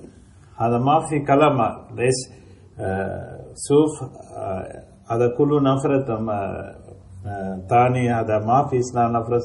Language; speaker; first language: Arabic; non-native, learner; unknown